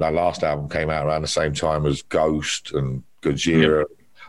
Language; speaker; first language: English; native; English